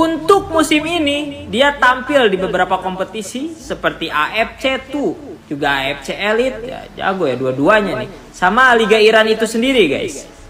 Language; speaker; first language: Indonesian; native; Indonesian